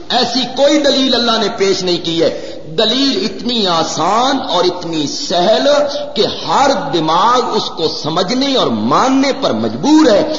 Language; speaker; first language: Urdu; non-native, local second language; Punjabi